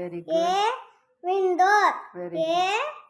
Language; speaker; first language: English; non-native, fluent; Telugu